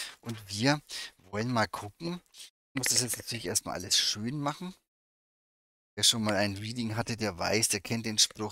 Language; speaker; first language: German; native; German